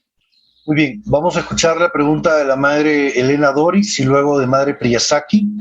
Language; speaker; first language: Spanish; native; Spanish